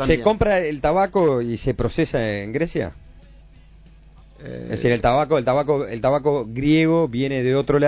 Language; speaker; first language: Spanish; native; Spanish